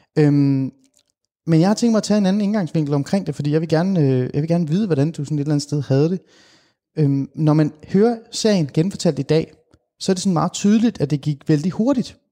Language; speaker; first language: Danish; early bilingual, other home language; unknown